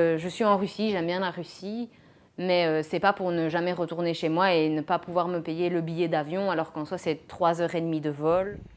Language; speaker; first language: French; native; French